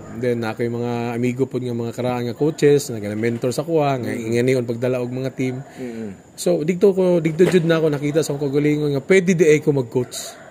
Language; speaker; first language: Cebuano; native; Cebuano